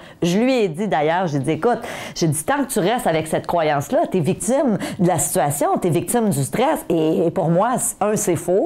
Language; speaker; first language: French; native; French